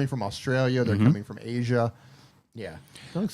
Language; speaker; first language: English; native; English